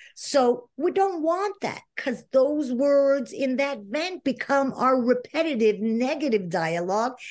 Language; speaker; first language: English; non-native, fluent; Spanish